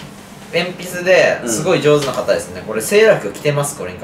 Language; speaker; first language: Japanese; native; Japanese